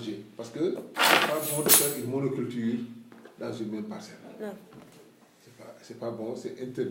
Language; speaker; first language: French; non-native, local second language; Wolof